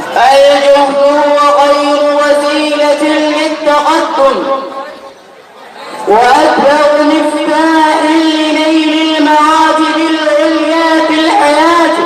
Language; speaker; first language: Arabic; non-native, learner; Urdu